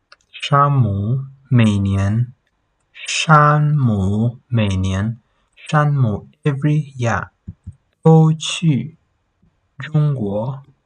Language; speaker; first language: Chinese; non-native, fluent; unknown